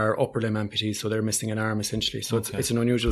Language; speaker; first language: English; native; English